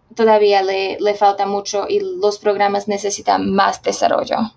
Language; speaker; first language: Spanish; non-native, fluent; Slovak